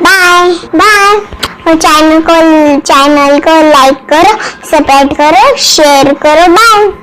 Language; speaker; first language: Hindi; native; Hindi